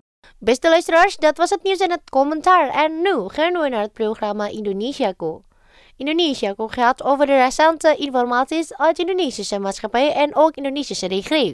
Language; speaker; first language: Dutch; non-native, fluent; Indonesian